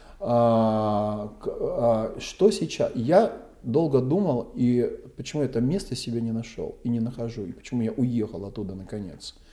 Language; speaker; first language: Russian; native; Russian